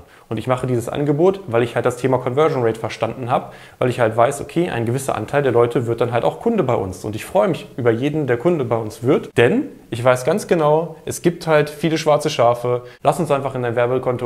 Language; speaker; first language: German; native; German